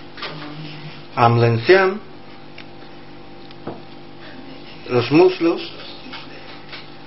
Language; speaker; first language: Catalan; non-native, learner; Spanish